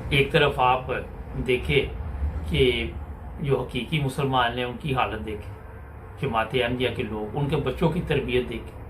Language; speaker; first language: Urdu; native; Urdu